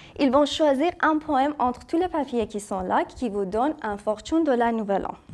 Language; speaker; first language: French; non-native, fluent; Persian